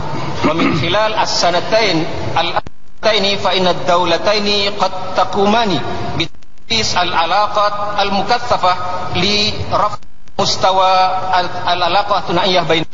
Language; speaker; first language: Arabic; non-native, fluent; Indonesian